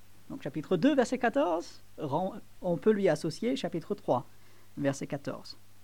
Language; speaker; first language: French; non-native, fluent; English